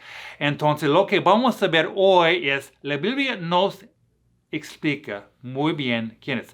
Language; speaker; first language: Spanish; non-native, fluent; English